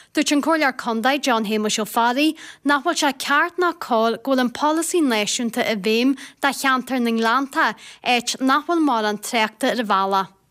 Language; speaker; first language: Irish; native; Irish